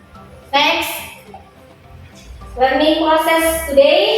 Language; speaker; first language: English; non-native, fluent; Indonesian